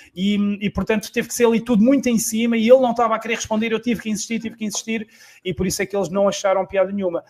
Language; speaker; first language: Portuguese; native; Portuguese